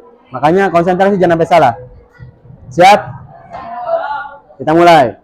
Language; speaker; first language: Indonesian; native; Indonesian